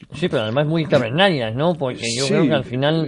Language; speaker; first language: Spanish; native; Spanish